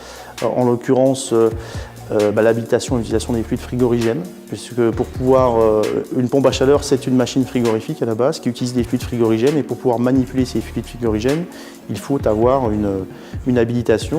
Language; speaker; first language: French; native; French